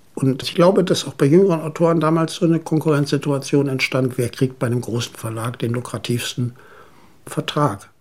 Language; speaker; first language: German; native; German